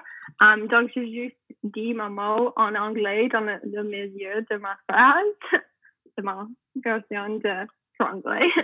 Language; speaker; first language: French; non-native, learner; English